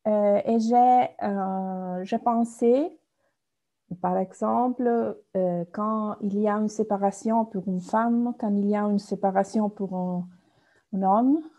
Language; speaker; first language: French; non-native, fluent; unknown